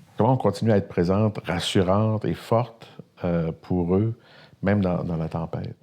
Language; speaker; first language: French; native; French